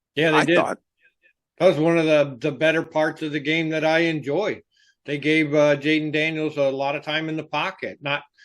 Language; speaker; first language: English; native; English